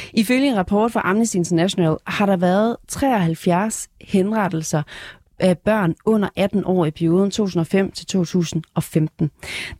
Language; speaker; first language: Danish; native; Danish